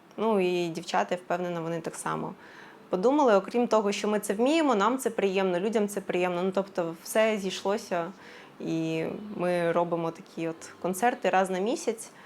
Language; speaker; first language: Ukrainian; native; Ukrainian